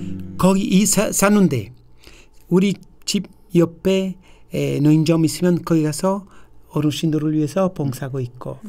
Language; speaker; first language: Korean; non-native, fluent; Italian